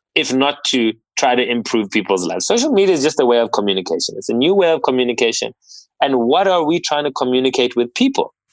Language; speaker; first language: English; native; English